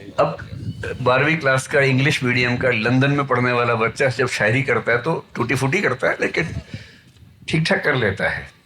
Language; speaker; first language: Hindi; native; Hindi